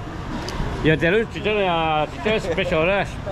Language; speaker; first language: English; non-native, learner; Hmong